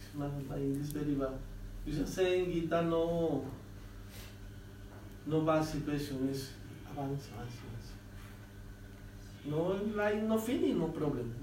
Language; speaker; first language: English; non-native, learner; Spanish